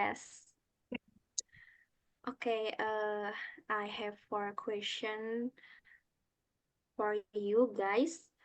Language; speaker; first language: English; non-native, learner; Indonesian